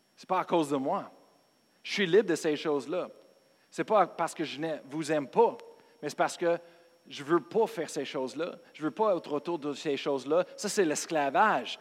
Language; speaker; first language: French; non-native, fluent; English